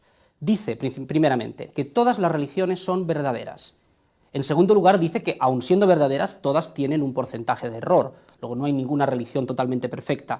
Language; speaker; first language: Spanish; native; Spanish